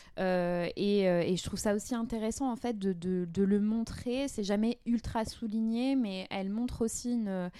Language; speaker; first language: French; native; French